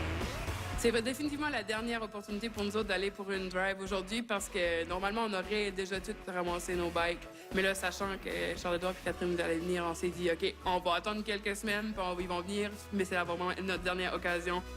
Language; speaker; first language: French; native; French